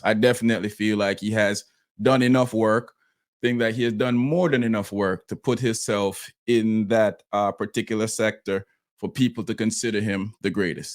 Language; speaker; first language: English; native; English